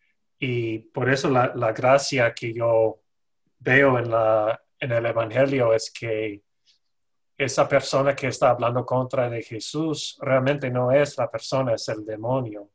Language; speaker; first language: Spanish; non-native, fluent; English